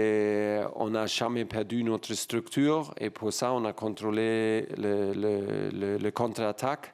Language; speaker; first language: French; non-native, learner; German